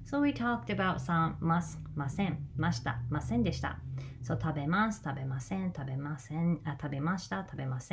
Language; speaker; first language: Japanese; non-native, fluent; English